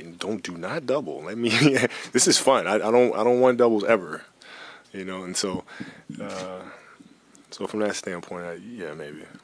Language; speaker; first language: English; early bilingual, other home language; Italian